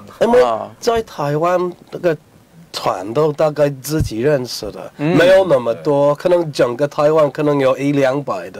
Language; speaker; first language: Chinese; non-native, fluent; English